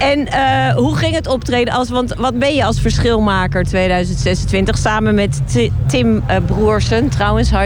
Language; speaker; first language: Dutch; native; Dutch